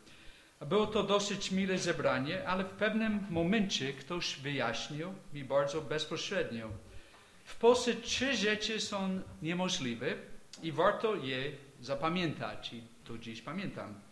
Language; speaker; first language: Polish; non-native, fluent; English